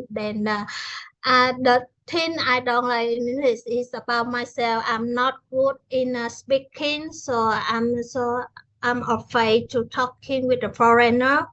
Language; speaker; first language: English; non-native, learner; Vietnamese